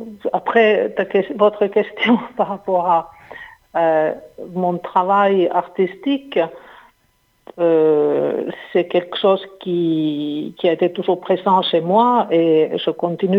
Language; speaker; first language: French; non-native, fluent; Finnish